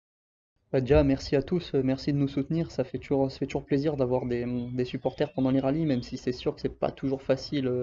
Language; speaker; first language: French; native; French